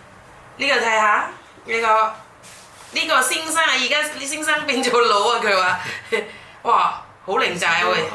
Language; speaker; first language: Cantonese; non-native, fluent; Indonesian